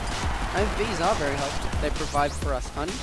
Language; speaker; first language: English; native; English